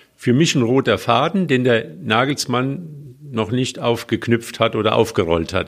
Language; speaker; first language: German; native; German